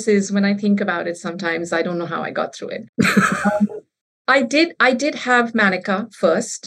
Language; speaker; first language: English; non-native, local second language; Bangla